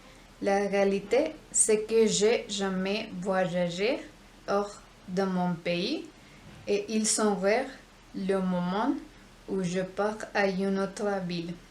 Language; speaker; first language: French; non-native, learner; Spanish